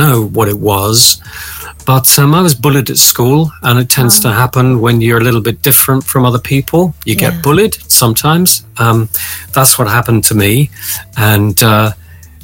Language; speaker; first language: English; native; English